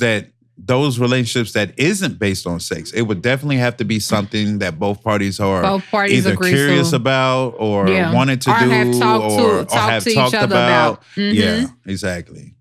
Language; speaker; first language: English; native; English